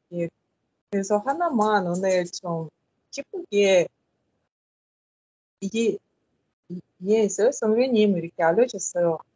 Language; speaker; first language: Korean; non-native, learner; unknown